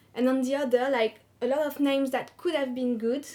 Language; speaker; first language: English; non-native, fluent; French